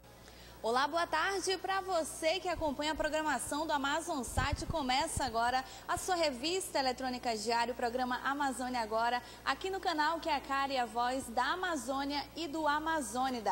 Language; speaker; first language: Portuguese; native; Portuguese